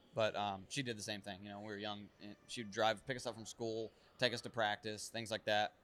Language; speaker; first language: English; native; English